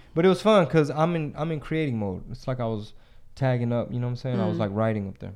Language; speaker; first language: English; early bilingual, other home language; Spanish